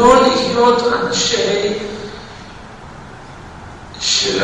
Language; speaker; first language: Hebrew; non-native, fluent; Russian